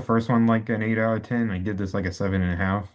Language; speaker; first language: English; native; English